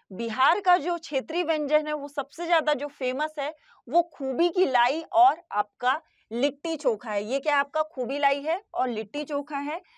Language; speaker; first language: Hindi; native; Hindi